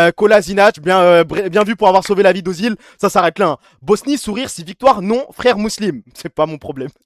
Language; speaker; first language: French; early bilingual, other home language; Arabic